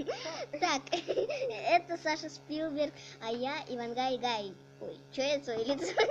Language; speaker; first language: Russian; native; Russian